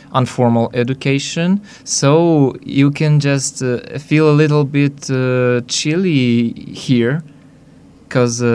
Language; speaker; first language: English; non-native, learner; Hungarian